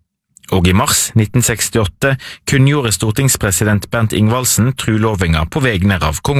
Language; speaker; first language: Norwegian; native; Norwegian